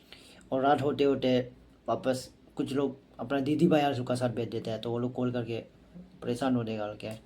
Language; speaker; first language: Hindi; non-native, local second language; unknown